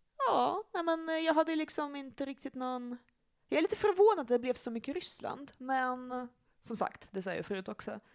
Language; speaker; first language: Swedish; early bilingual, other home language; Russian